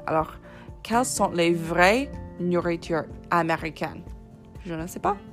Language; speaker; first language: French; non-native, fluent; English